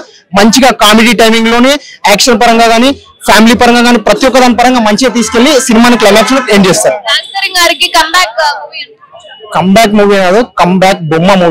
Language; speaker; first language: Telugu; native; Telugu